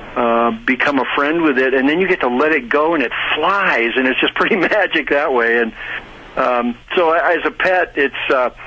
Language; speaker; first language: English; native; English